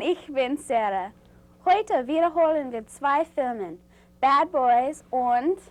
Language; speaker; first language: German; non-native, learner; English